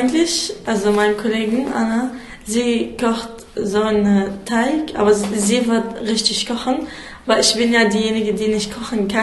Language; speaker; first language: German; non-native, fluent; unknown